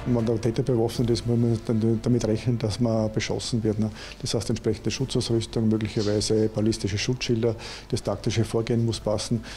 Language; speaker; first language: German; native; German